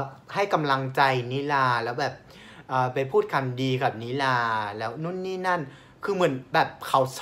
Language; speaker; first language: Thai; non-native, fluent; Vietnamese